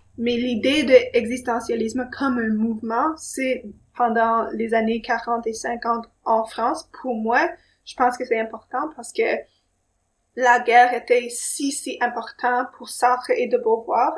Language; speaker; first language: French; non-native, local second language; English